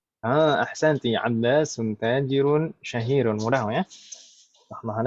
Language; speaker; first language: Arabic; non-native, fluent; Indonesian